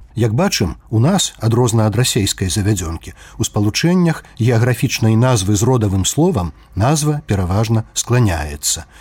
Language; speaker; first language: Belarusian; native; Belarusian